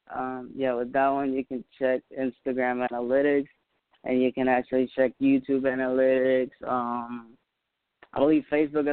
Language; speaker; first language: English; non-native, fluent; Spanish